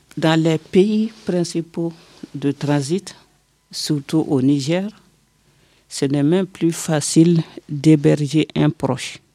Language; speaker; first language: French; non-native, local second language; Bambara